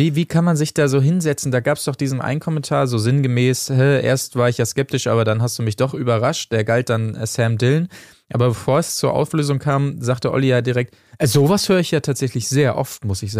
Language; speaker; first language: German; native; German